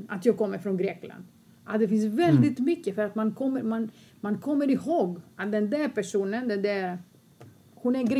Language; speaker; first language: Swedish; non-native, fluent; Greek